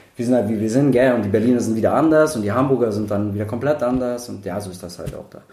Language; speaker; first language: German; native; German